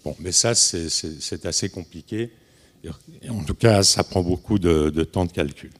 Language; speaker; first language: French; native; French